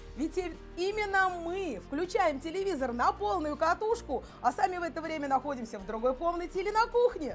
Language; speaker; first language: Russian; native; Russian